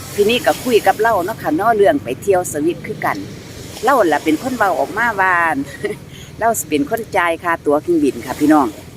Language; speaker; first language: Thai; non-native, local second language; Northeastern Thai